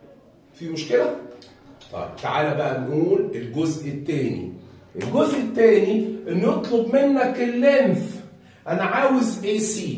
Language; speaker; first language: Arabic; native; Arabic